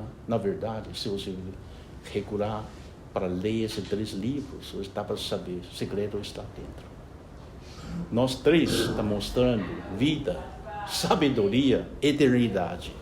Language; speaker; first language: Portuguese; non-native, fluent; Chinese